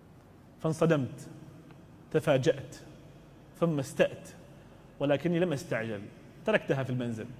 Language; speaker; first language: Arabic; native; Arabic